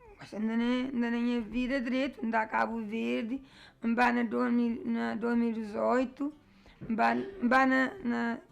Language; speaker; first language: Portuguese; non-native, learner; Kabuverdianu